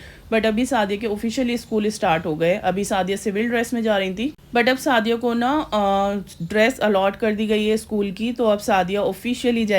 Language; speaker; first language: Hindi; native; Hindi